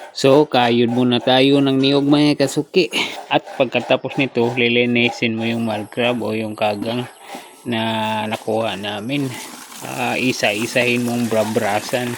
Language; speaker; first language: Filipino; non-native, local second language; Cebuano